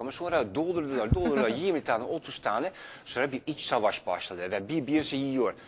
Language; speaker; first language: Turkish; non-native, fluent; Dutch